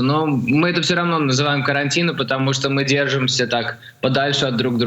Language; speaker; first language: Russian; early bilingual, heritage; Russian